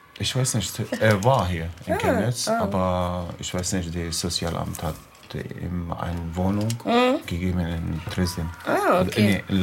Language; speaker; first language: German; non-native, learner; Arabic